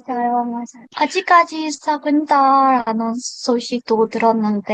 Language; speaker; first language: Korean; non-native, learner; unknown